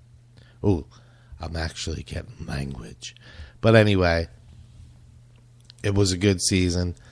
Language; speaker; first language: English; native; English